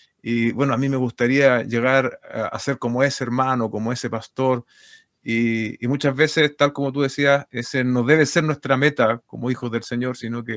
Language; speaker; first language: Spanish; native; Spanish